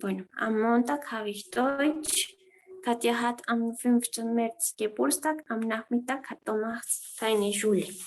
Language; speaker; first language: German; non-native, fluent; Spanish